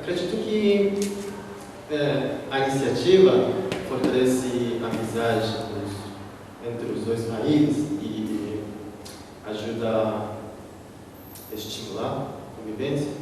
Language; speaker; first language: Portuguese; non-native, fluent; Japanese